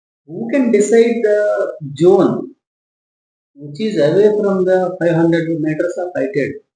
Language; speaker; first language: English; non-native, local second language; Telugu